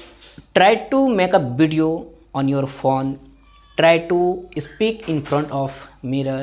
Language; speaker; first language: English; non-native, learner; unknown